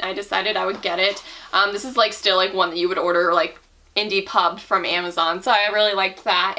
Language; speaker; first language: English; native; English